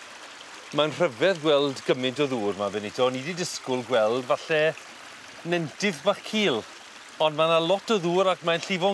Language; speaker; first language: Welsh; native; Welsh